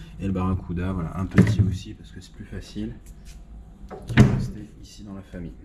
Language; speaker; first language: French; native; French